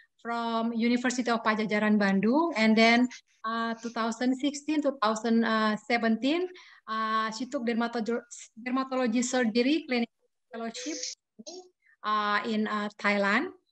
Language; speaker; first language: English; non-native, fluent; Indonesian